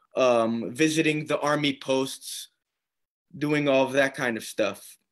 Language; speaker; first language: English; native; English